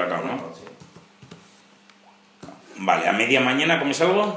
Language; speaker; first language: Spanish; native; Spanish